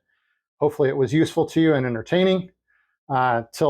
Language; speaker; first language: English; native; English